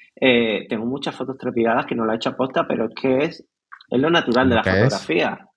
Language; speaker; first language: Spanish; native; Spanish